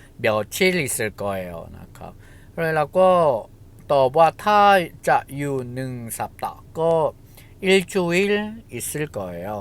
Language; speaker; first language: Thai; non-native, fluent; Korean